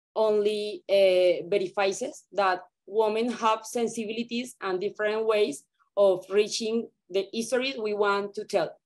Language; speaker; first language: English; non-native, learner; Spanish